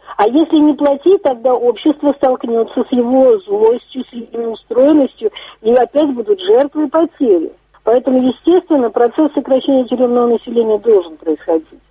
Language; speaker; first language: Russian; native; Russian